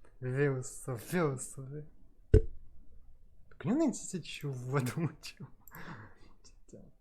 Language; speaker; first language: Korean; non-native, learner; Russian